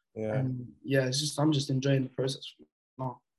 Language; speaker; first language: English; early bilingual, other home language; French